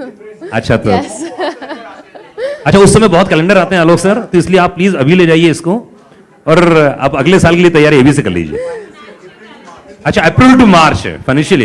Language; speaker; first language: Hindi; native; Hindi